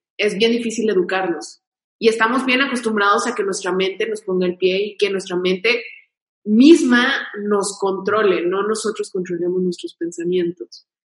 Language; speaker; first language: Spanish; native; Spanish